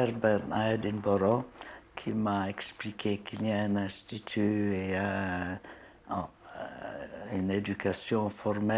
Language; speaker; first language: French; non-native, fluent; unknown